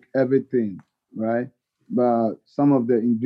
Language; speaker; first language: English; non-native, local second language; Ga